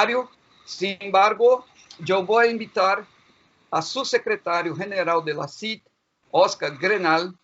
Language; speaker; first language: Spanish; non-native, fluent; Portuguese